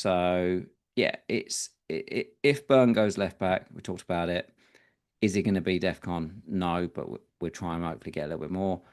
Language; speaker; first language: English; native; English